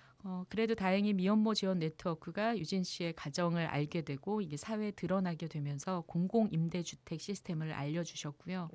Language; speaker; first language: Korean; native; Korean